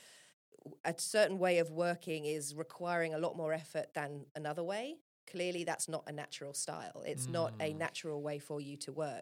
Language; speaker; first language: English; native; English